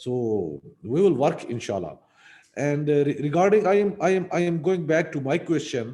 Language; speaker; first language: English; non-native, local second language; Urdu